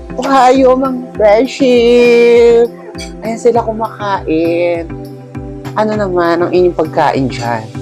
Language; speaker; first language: Filipino; native; Filipino